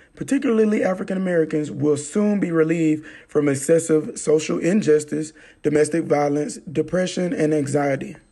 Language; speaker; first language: English; native; English